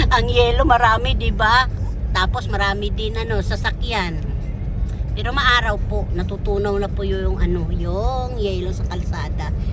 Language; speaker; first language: Filipino; native; Filipino